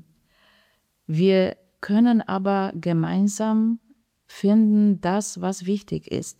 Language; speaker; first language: German; non-native, fluent; Polish